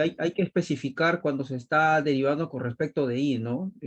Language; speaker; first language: Spanish; native; Spanish